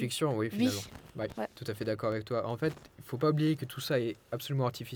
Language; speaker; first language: French; non-native, fluent; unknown